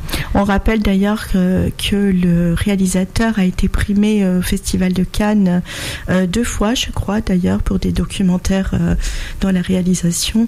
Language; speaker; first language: French; native; French